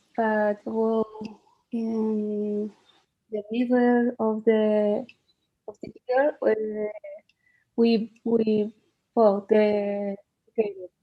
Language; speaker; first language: English; non-native, learner; Spanish